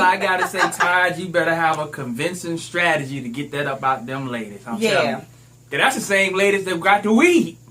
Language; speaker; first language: English; native; English